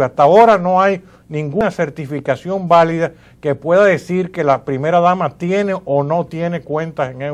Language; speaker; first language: Spanish; native; Spanish